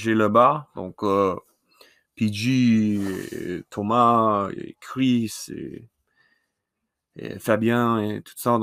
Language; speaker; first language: French; non-native, learner; English